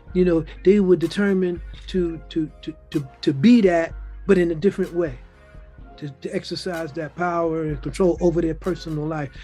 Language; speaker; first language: English; native; English